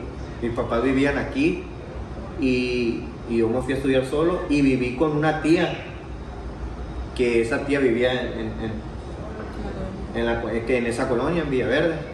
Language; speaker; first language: Spanish; native; Spanish